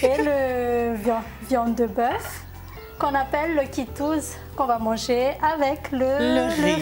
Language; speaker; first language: French; non-native, learner; Malagasy